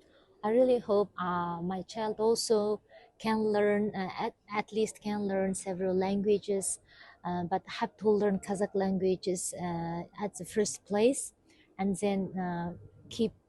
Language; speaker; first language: English; non-native, fluent; Kazakh